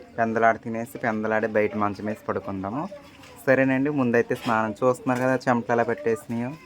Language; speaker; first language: Telugu; non-native, local second language; Koya